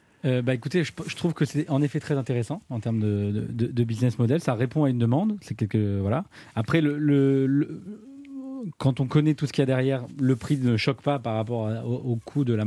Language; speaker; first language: French; native; French